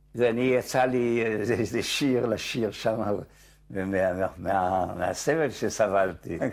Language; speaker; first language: Hebrew; non-native, fluent; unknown